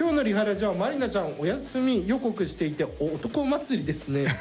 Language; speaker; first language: Japanese; native; Japanese